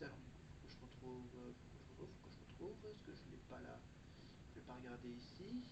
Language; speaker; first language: French; native; French